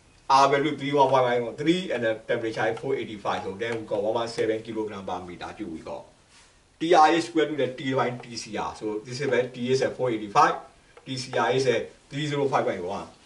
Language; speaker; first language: English; non-native, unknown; Burmese